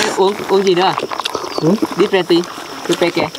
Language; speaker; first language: Portuguese; non-native, learner; Vietnamese